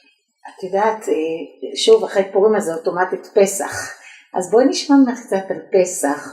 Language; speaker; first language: Hebrew; native; Hebrew